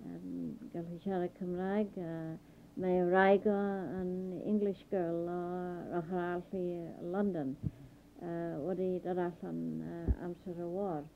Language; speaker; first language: Welsh; early bilingual, heritage; Welsh